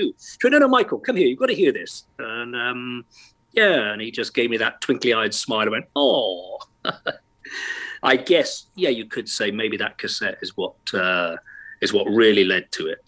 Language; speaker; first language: English; native; English